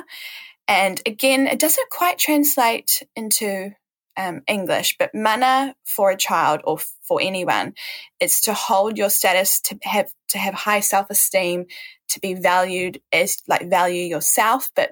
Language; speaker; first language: English; native; English